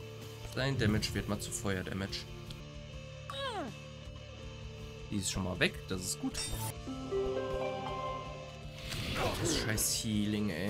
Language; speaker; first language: German; native; German